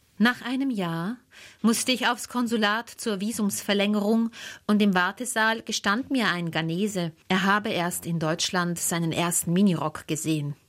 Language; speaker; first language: German; native; German